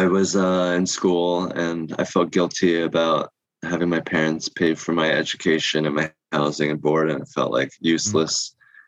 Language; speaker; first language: English; early bilingual, other home language; Korean